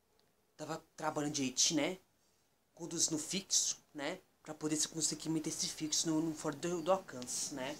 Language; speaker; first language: Portuguese; native; Portuguese